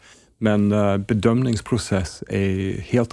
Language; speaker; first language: Swedish; non-native, fluent; English